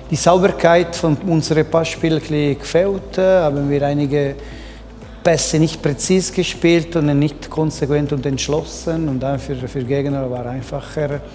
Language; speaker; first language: German; non-native, local second language; Italian